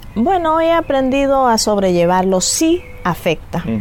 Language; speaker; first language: Spanish; native; Spanish